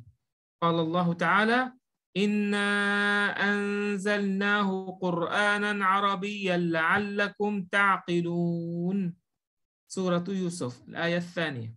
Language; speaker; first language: Arabic; non-native, fluent; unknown